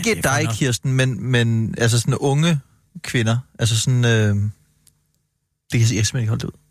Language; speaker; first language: Danish; native; Danish